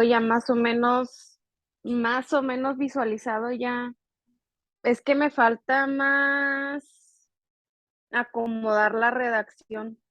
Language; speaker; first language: Spanish; native; Spanish